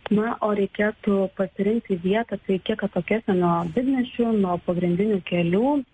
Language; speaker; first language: Lithuanian; native; Lithuanian